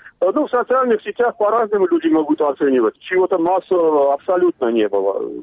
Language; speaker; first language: Russian; non-native, local second language; Armenian